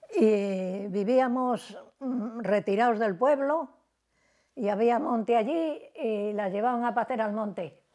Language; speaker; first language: Spanish; native; Spanish